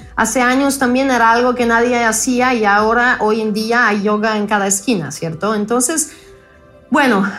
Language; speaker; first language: Spanish; non-native, fluent; Polish